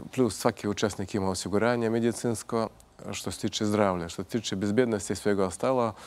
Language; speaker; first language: Croatian; non-native, fluent; Russian